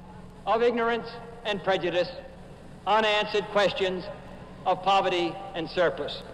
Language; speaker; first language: English; native; English